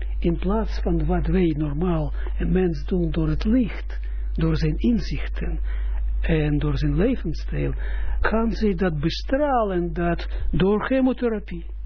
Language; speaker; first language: Dutch; non-native, fluent; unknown